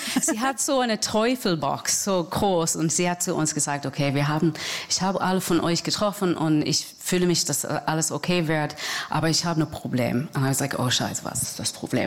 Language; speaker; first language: German; non-native, learner; English